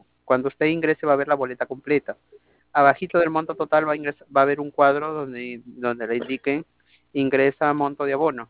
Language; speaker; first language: Spanish; native; Spanish